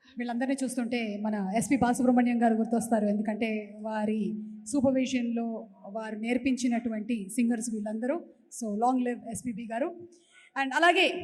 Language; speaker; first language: Telugu; native; Telugu